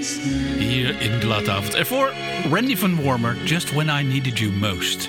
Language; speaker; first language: Dutch; native; Dutch